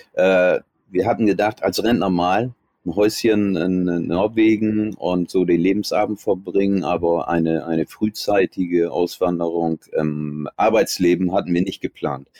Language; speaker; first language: German; native; German